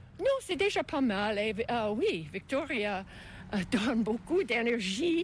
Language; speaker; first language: French; non-native, local second language; English